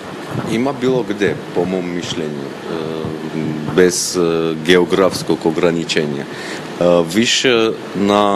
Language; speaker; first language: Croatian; non-native, fluent; Armenian